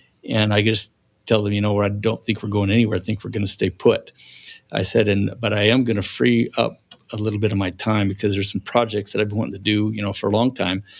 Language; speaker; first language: English; native; English